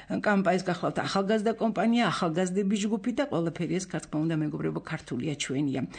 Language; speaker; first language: Georgian; native; Georgian